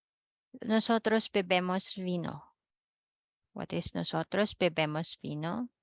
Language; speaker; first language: Spanish; non-native, fluent; Filipino